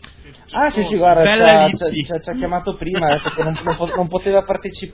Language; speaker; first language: Italian; native; Italian